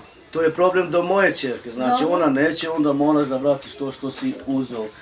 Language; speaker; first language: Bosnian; non-native, local second language; Romany